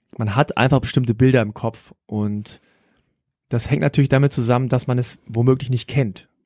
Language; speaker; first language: German; early bilingual, other home language; Korean